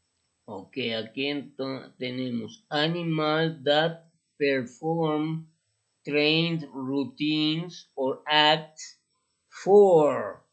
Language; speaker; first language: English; non-native, fluent; Spanish